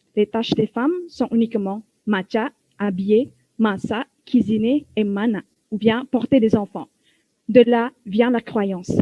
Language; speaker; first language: French; non-native, fluent; Indonesian